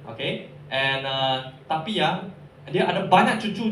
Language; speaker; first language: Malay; non-native, local second language; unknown